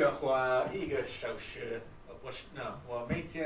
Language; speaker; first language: Chinese; non-native, learner; English